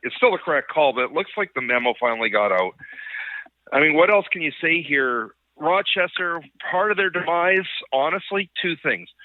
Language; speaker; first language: English; native; English